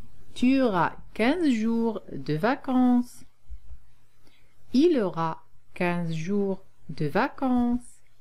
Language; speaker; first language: French; non-native, local second language; Arabic